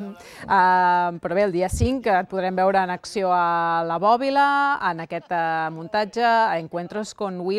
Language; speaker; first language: Catalan; native; Catalan